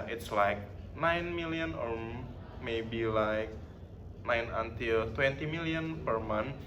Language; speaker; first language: English; non-native, learner; Indonesian